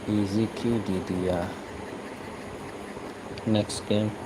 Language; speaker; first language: Hindi; non-native, local second language; Bodo